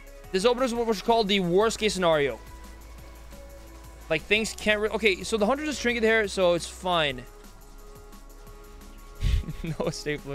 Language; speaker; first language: English; non-native, fluent; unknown